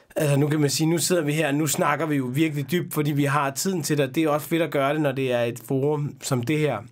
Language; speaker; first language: Danish; early bilingual, other home language; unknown